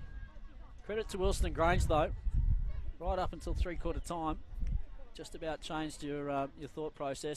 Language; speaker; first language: English; native; English